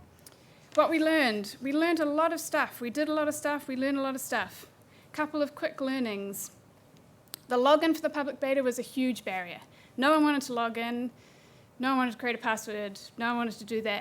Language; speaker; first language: English; native; English